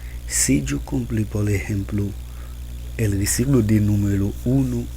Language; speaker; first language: Spanish; non-native, learner; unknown